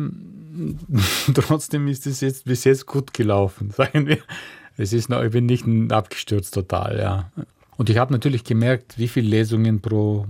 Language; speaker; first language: German; non-native, fluent; Bulgarian